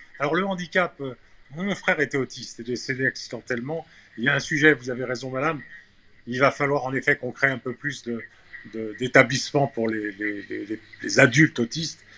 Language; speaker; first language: French; native; French